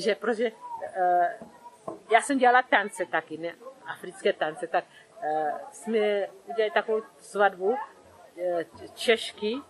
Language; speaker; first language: Czech; early bilingual, other home language; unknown